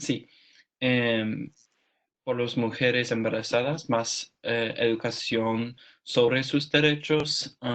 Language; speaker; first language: Spanish; non-native, learner; English